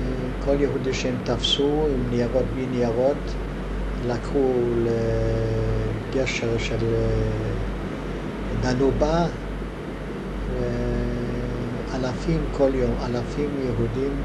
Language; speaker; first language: Hebrew; non-native, fluent; Hungarian